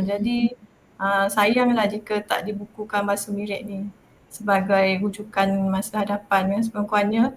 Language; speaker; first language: Malay; non-native, local second language; Māori